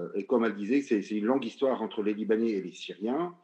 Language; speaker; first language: French; non-native, local second language; Arabic